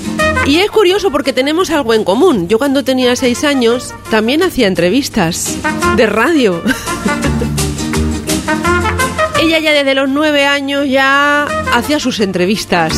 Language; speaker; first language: Spanish; native; Spanish